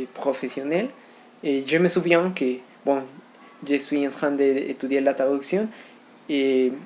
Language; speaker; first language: French; non-native, fluent; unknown